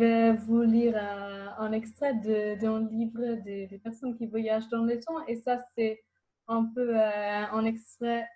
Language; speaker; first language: French; non-native, fluent; German